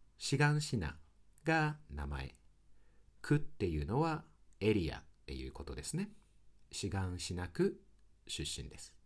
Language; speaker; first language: Japanese; native; Japanese